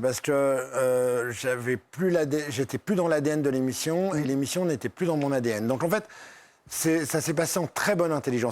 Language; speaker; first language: French; native; French